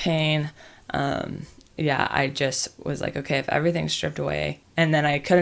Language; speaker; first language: English; native; English